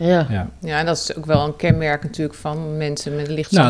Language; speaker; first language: Dutch; native; Dutch